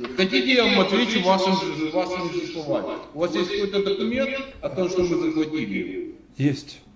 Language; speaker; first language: Russian; native; Russian